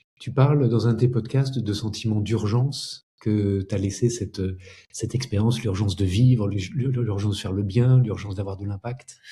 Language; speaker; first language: French; native; French